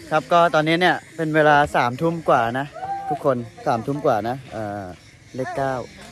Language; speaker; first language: Thai; non-native, local second language; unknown